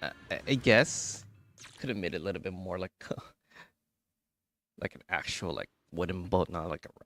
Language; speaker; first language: English; native; English